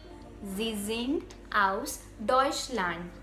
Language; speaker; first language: German; non-native, fluent; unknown